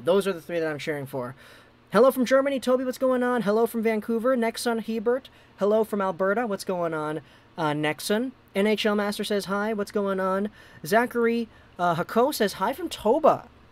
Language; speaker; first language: English; native; English